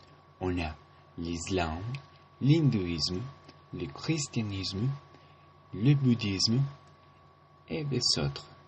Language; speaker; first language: French; non-native, learner; Spanish